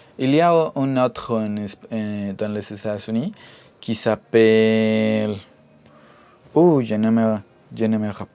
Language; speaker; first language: French; non-native, learner; Spanish